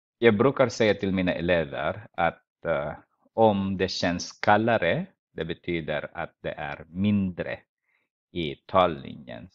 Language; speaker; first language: Swedish; non-native, fluent; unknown